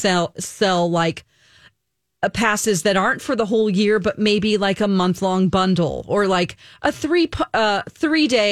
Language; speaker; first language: English; native; English